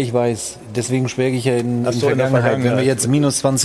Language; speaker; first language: German; native; German